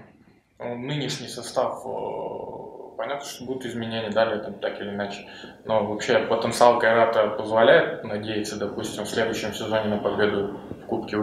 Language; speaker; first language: Russian; native; Russian